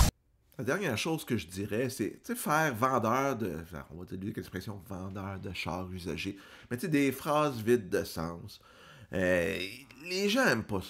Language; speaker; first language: French; native; French